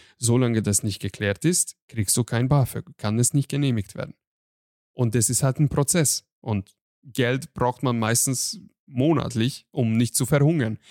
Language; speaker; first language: German; non-native, fluent; Hungarian